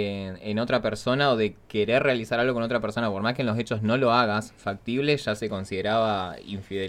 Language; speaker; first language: Spanish; native; Spanish